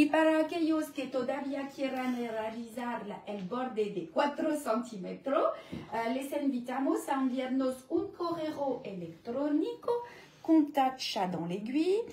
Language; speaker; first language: Spanish; non-native, learner; French